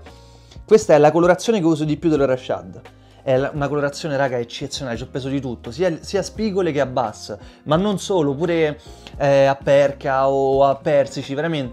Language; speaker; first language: Italian; native; Italian